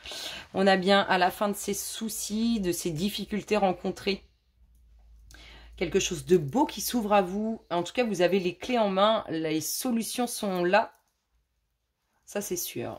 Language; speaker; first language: French; native; French